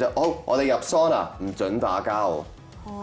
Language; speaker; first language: Cantonese; non-native, local second language; French